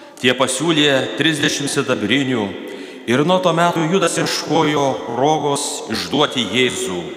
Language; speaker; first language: Lithuanian; native; Lithuanian